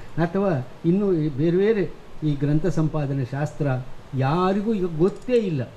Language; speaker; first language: Kannada; native; Kannada